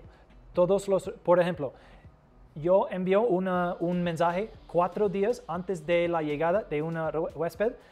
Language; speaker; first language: Spanish; non-native, fluent; English